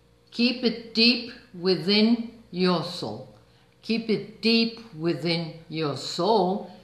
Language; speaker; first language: English; non-native, fluent; Portuguese